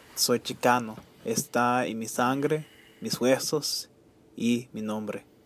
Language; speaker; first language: Spanish; early bilingual, heritage; Spanish